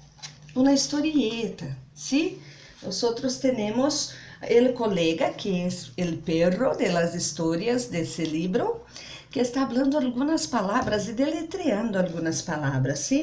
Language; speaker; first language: Spanish; non-native, learner; Portuguese